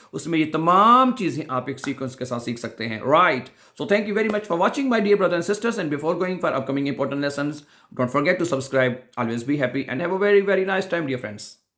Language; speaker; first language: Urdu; non-native, local second language; Punjabi